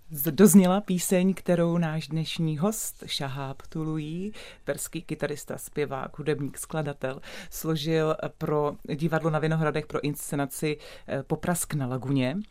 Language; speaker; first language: Czech; native; Czech